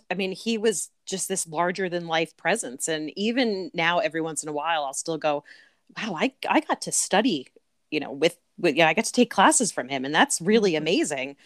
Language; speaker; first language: English; native; English